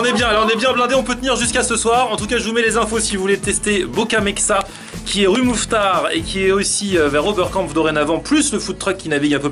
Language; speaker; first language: French; native; French